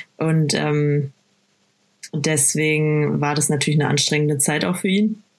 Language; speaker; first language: German; native; German